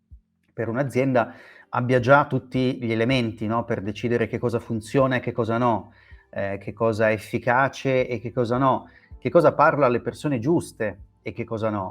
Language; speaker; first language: Italian; native; Italian